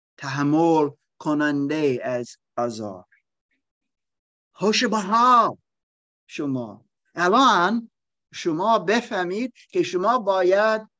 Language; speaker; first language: Persian; non-native, learner; German